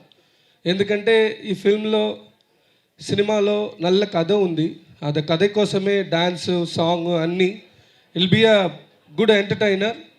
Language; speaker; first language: Telugu; non-native, learner; Tamil